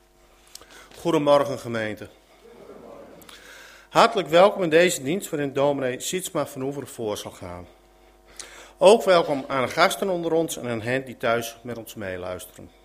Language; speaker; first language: Dutch; native; Dutch